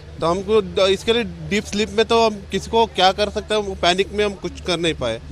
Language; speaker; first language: Hindi; non-native, local second language; Kannada